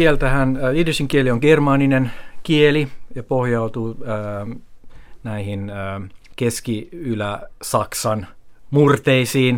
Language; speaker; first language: Finnish; native; Finnish